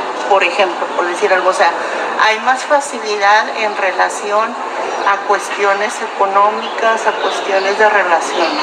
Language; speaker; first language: Spanish; native; Spanish